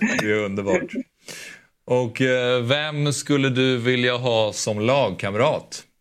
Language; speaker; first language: Swedish; native; Swedish